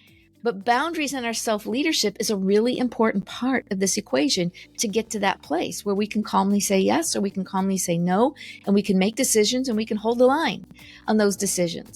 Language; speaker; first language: English; native; English